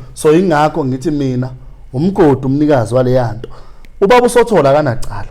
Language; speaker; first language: Zulu; native; Zulu